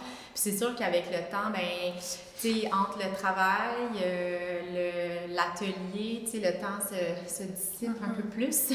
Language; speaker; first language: French; native; French